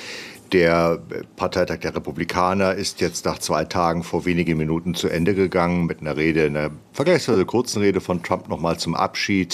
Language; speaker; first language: German; native; German